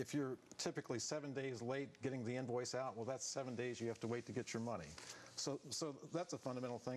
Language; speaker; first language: English; native; English